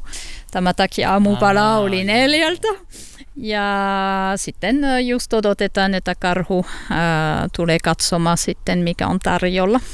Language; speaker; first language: Finnish; non-native, learner; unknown